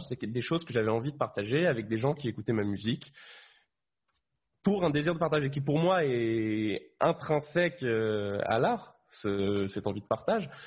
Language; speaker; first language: French; native; French